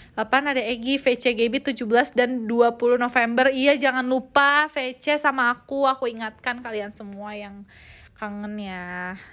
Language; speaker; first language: Indonesian; native; Indonesian